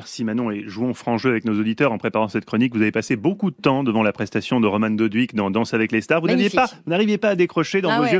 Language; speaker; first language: French; native; French